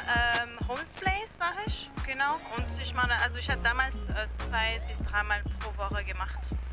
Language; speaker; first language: German; non-native, fluent; French